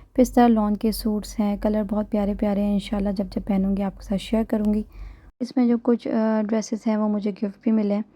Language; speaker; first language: Urdu; native; Urdu